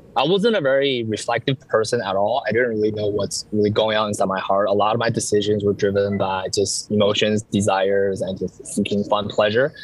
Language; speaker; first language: English; early bilingual, other home language; Chinese